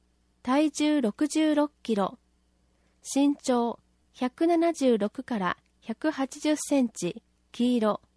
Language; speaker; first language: Japanese; native; Japanese